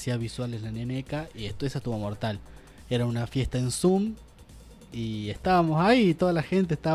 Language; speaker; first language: Spanish; native; Spanish